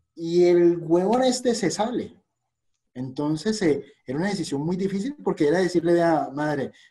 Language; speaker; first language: Spanish; native; Spanish